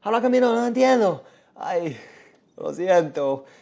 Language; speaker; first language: Spanish; non-native, learner; English